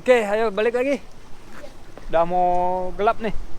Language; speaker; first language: Indonesian; early bilingual, heritage; Indonesian